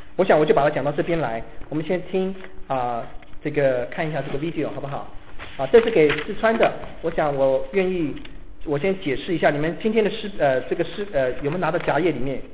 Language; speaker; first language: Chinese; native; Chinese